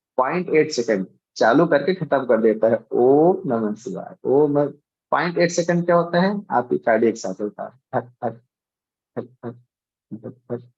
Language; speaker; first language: Hindi; native; Hindi